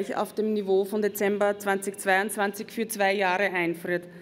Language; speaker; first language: German; native; German